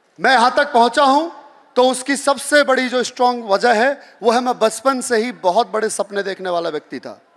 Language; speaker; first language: Hindi; native; Hindi